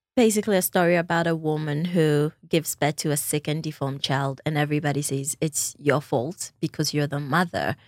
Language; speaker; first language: English; non-native, local second language; Ewe